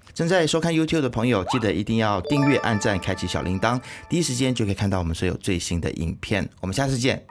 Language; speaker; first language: Chinese; native; Chinese